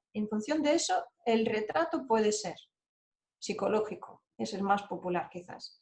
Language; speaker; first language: Spanish; non-native, fluent; Russian